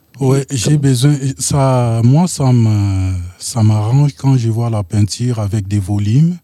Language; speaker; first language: French; non-native, local second language; Lingala